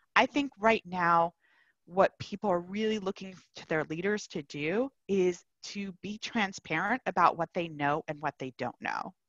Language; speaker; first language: English; native; English